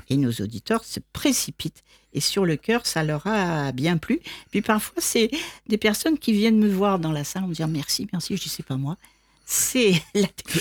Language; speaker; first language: French; native; French